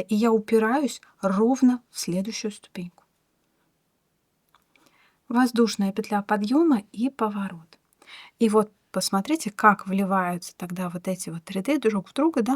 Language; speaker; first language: Russian; native; Russian